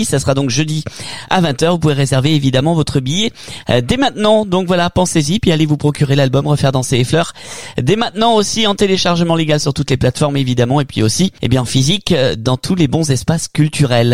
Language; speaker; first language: French; native; French